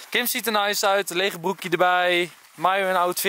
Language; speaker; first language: Dutch; native; Dutch